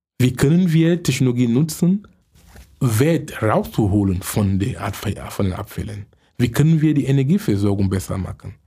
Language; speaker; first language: German; non-native, fluent; English